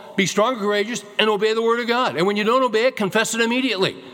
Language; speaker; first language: English; native; English